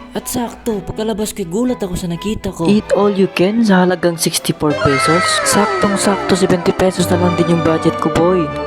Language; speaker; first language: Filipino; non-native, local second language; Chavacano